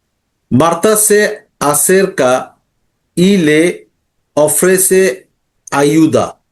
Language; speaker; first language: Spanish; non-native, learner; Bangla